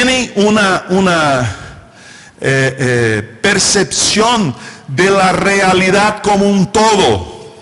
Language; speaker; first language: Spanish; non-native, fluent; Portuguese